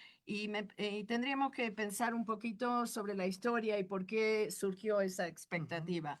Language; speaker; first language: Spanish; non-native, fluent; English